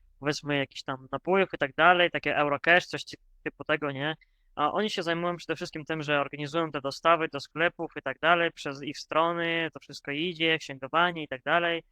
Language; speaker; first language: Polish; non-native, fluent; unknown